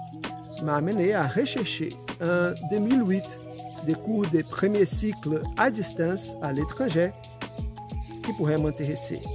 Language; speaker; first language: French; non-native, fluent; Portuguese